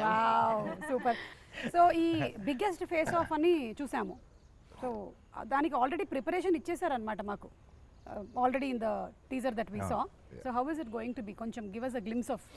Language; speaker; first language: Telugu; native; Telugu